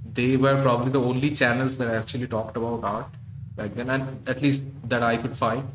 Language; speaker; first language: English; non-native, local second language; Bangla